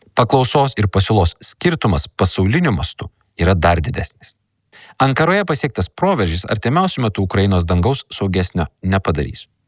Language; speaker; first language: Lithuanian; native; Lithuanian